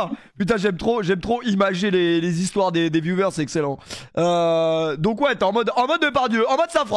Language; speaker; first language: French; native; French